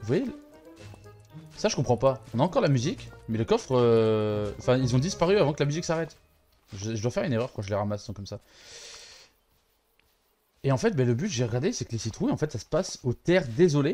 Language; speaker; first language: French; native; French